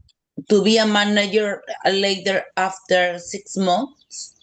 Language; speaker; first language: English; non-native, learner; Spanish